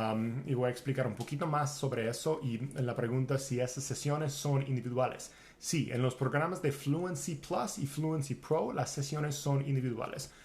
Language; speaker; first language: Spanish; non-native, fluent; English